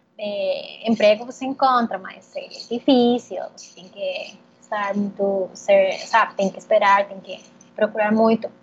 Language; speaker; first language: Portuguese; non-native, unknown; Spanish